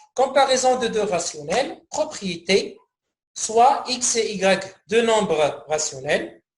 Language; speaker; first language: French; non-native, local second language; Arabic